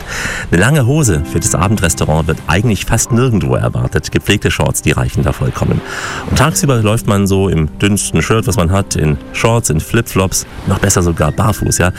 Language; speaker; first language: German; native; German